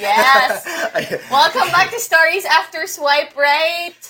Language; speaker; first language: English; non-native, local second language; Filipino